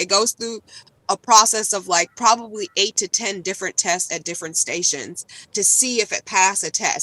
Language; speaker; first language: English; native; English